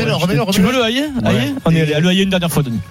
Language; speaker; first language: French; native; French